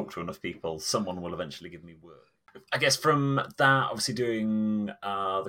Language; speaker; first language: English; native; English